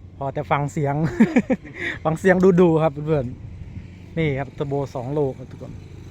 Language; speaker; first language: Thai; native; Thai